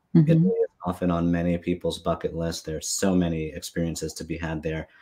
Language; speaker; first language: English; native; English